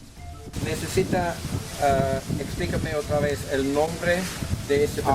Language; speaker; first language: Spanish; non-native, learner; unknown